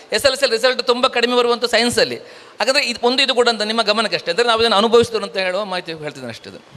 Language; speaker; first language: Kannada; non-native, local second language; Marathi